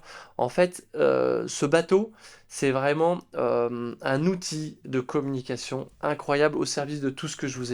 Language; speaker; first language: French; native; French